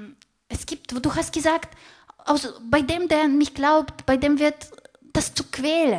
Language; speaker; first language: German; non-native, fluent; Russian